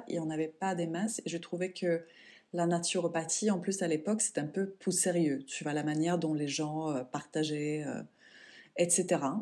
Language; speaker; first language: French; non-native, fluent; Swedish